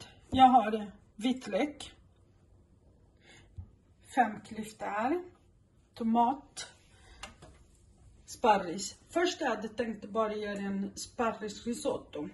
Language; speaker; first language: Swedish; non-native, fluent; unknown